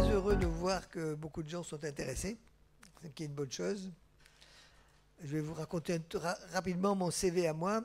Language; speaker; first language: French; native; French